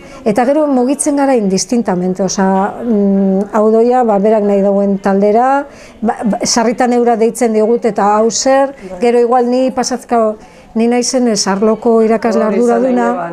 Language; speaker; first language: Basque; native; Basque